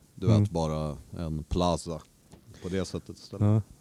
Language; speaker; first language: Swedish; native; Swedish